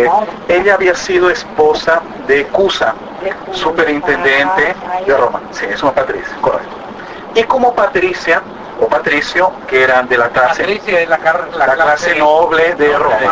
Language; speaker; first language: Spanish; native; Spanish